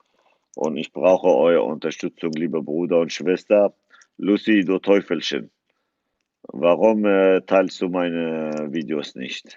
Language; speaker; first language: German; non-native, fluent; Kurdish